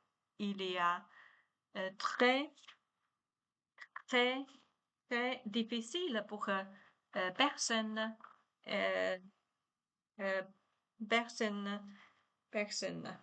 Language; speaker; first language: French; non-native, learner; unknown